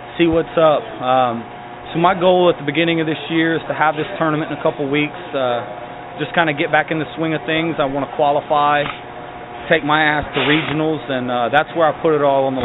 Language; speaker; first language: English; native; English